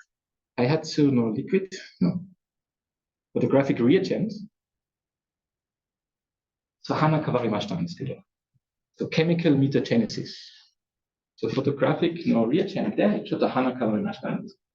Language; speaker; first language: Japanese; non-native, learner; German